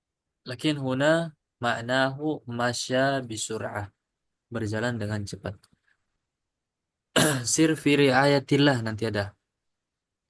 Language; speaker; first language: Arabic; non-native, fluent; Indonesian